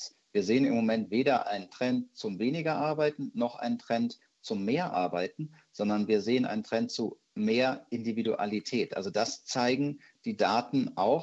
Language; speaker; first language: German; native; German